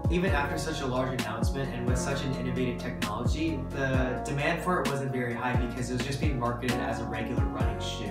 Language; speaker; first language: English; native; English